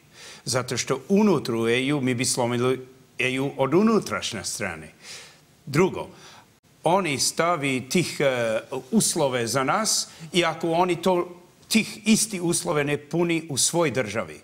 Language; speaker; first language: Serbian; early bilingual, heritage; English